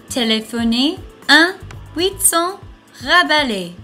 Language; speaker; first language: French; non-native, learner; English